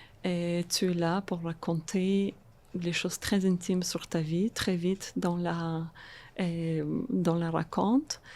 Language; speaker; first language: French; non-native, fluent; Russian